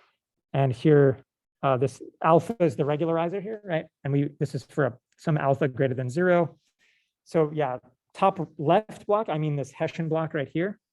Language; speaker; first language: English; native; English